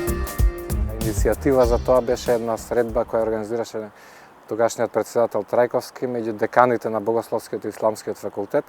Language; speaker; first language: Macedonian; native; Macedonian